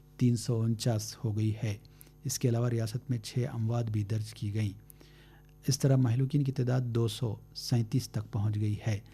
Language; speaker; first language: Hindi; native; Hindi